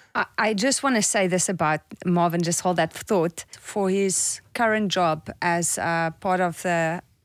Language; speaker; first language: English; non-native, local second language; Afrikaans